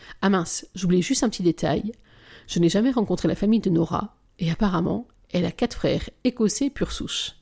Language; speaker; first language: French; native; French